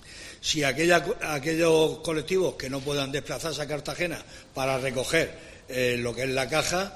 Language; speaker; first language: Spanish; native; Spanish